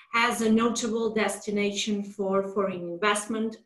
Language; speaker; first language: English; non-native, fluent; Portuguese